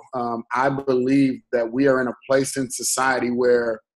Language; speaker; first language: English; native; English